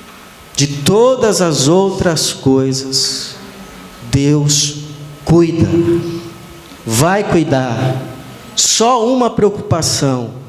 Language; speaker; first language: Portuguese; native; Portuguese